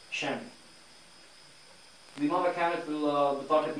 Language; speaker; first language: Arabic; non-native, learner; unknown